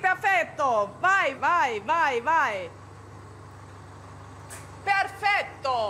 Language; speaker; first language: Italian; non-native, learner; German